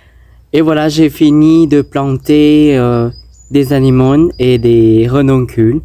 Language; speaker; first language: French; non-native, fluent; Thai